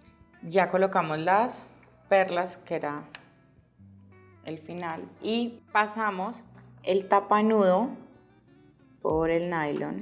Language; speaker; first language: Spanish; native; Spanish